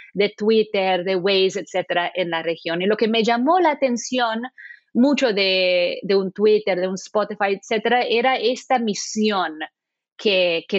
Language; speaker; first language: Spanish; non-native, fluent; English